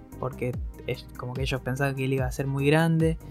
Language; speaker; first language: Spanish; native; Spanish